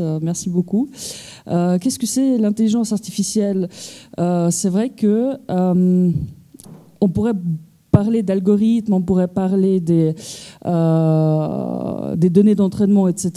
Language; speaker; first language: French; native; French